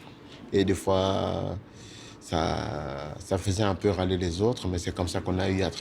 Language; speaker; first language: French; non-native, local second language; Lingala